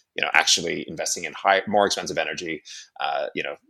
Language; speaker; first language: English; native; English